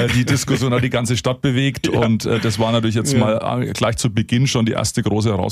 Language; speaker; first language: German; native; German